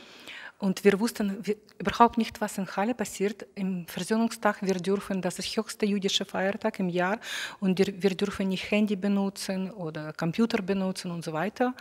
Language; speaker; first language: German; non-native, fluent; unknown